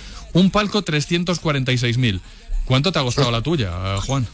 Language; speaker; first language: Spanish; native; Spanish